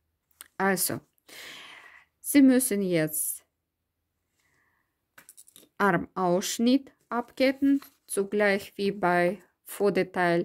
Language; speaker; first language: German; non-native, learner; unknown